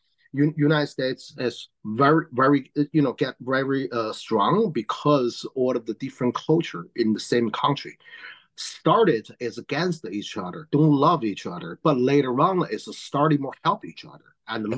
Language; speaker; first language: English; non-native, learner; Chinese